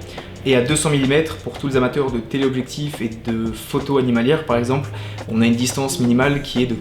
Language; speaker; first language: French; native; French